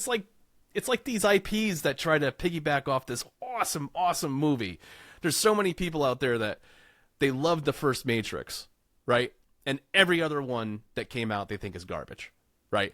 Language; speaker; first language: English; native; English